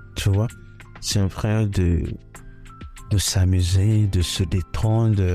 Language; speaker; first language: French; non-native, fluent; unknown